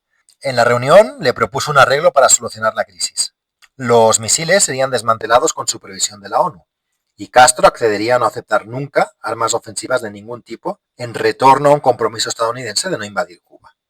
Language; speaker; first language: Spanish; native; Spanish